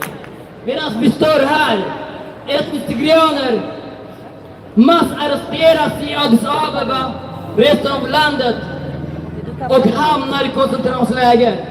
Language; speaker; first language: Swedish; early bilingual, other home language; Tigrinya